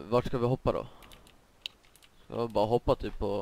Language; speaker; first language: Swedish; native; Swedish